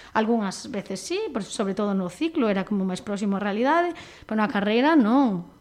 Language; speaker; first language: Galician; native; Galician